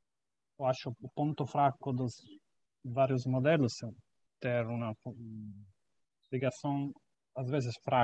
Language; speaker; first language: Portuguese; non-native, fluent; Italian